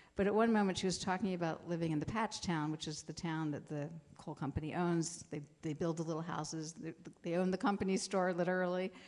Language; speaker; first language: English; native; English